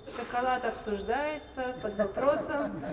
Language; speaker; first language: Russian; native; Russian